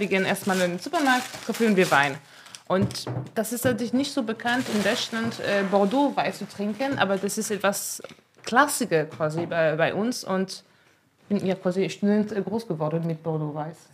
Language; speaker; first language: German; non-native, fluent; French